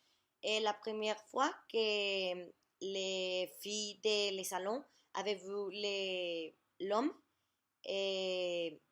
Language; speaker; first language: French; non-native, learner; Spanish